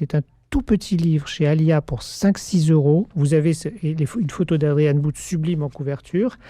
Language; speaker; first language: French; native; French